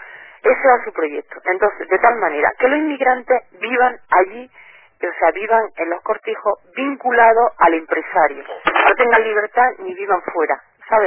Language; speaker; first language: Spanish; native; Spanish